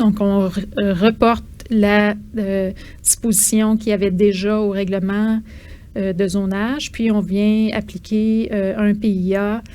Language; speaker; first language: French; native; French